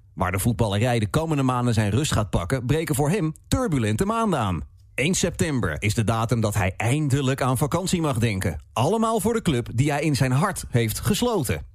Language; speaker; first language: Dutch; native; Dutch